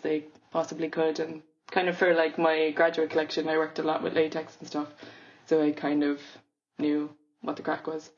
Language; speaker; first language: English; native; English